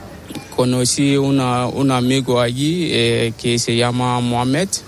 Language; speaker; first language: Spanish; non-native, learner; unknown